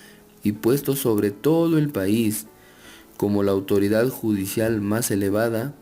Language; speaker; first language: Spanish; native; Spanish